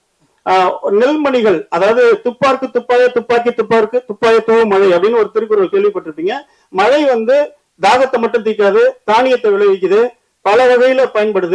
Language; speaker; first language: Tamil; native; Tamil